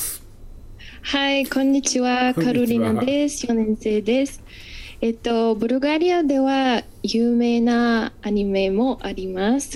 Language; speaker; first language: Japanese; non-native, fluent; Bulgarian